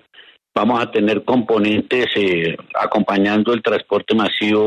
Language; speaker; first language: Spanish; native; Spanish